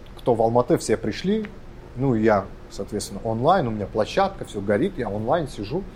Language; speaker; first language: Russian; non-native, local second language; Kazakh